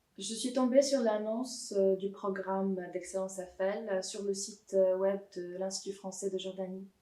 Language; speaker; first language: French; non-native, fluent; Arabic